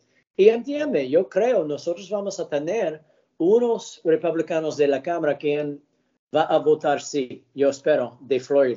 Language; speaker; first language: Spanish; early bilingual, heritage; English